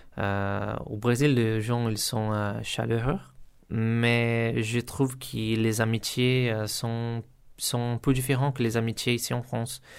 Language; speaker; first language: French; non-native, learner; Portuguese